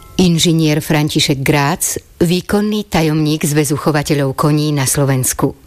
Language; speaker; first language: Slovak; native; Slovak